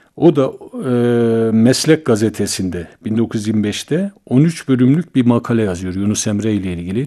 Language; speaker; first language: Turkish; native; Turkish